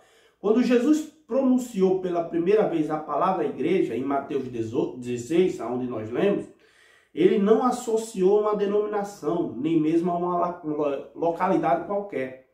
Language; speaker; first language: Portuguese; native; Portuguese